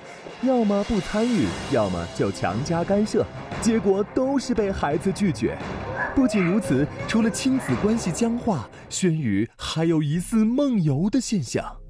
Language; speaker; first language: Chinese; native; Chinese